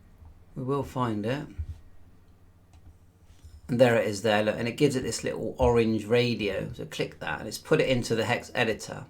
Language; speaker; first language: English; native; English